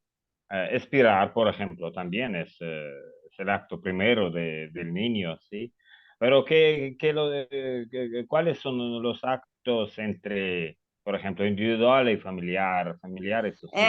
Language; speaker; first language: Spanish; non-native, learner; Russian